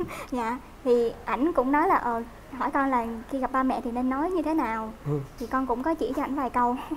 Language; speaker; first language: Vietnamese; native; Vietnamese